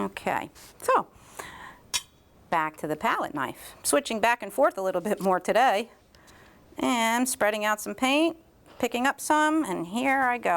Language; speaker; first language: English; native; English